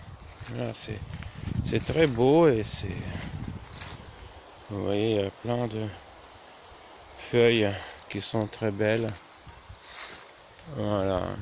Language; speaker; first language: French; non-native, fluent; Russian